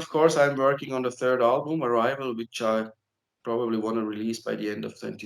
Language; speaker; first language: English; non-native, fluent; German